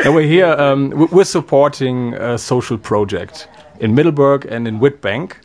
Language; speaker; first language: English; non-native, fluent; German